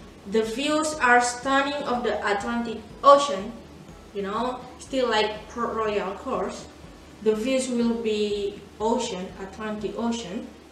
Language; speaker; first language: English; non-native, learner; Indonesian